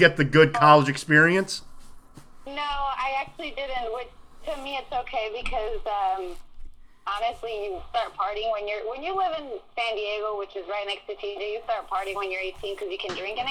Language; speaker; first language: English; early bilingual, other home language; Spanish